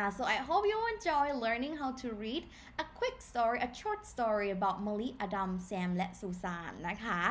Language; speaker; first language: English; non-native, fluent; Thai